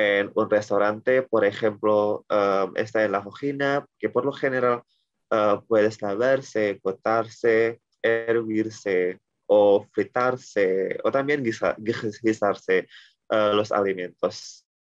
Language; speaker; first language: Spanish; non-native, learner; Indonesian